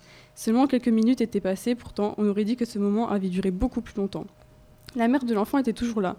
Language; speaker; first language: French; native; French